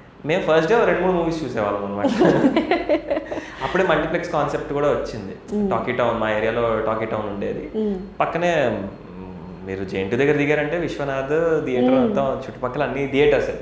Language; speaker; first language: Telugu; native; Telugu